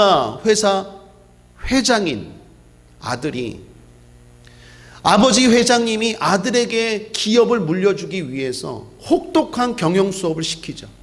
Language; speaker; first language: Korean; native; Korean